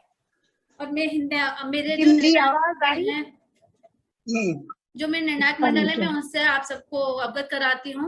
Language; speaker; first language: Hindi; native; Hindi